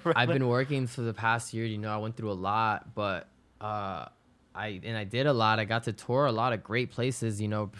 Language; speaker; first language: English; early bilingual, other home language; Spanish